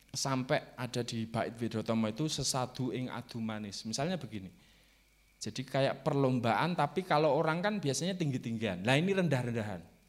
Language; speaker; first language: Indonesian; non-native, local second language; Javanese